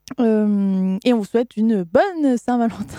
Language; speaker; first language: French; native; French